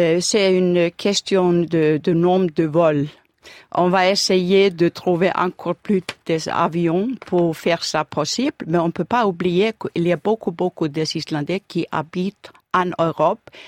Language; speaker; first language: French; non-native, learner; Icelandic